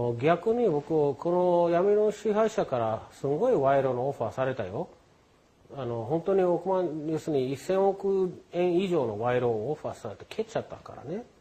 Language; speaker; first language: Japanese; non-native, fluent; English